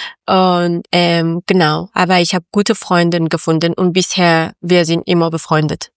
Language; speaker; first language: German; non-native, learner; Persian